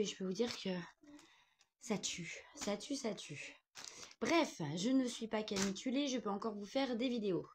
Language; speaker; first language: French; native; French